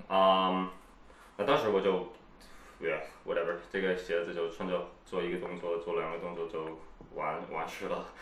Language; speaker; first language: Chinese; early bilingual, heritage; Chinese